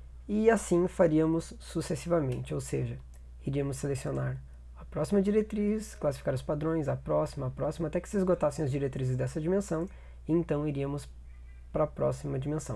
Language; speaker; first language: Portuguese; native; Portuguese